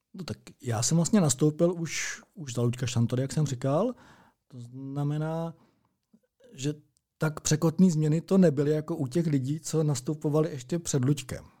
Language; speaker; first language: Czech; native; Czech